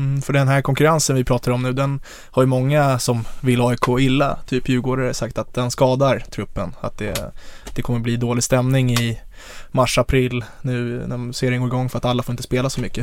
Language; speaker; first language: Swedish; native; Swedish